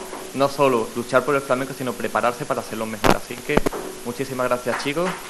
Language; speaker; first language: Spanish; native; Spanish